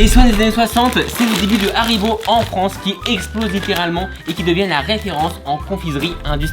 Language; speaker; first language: French; native; French